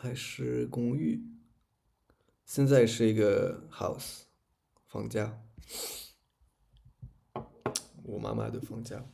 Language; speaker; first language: Chinese; non-native, learner; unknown